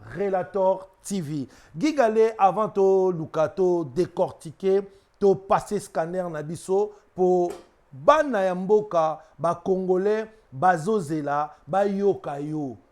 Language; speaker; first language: Lingala; native; Lingala